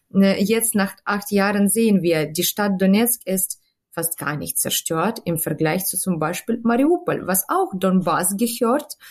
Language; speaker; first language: German; non-native, fluent; Ukrainian